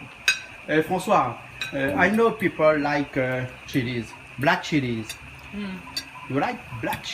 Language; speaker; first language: English; non-native, learner; Réunion Creole French